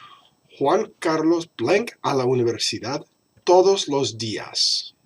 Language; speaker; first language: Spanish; non-native, fluent; English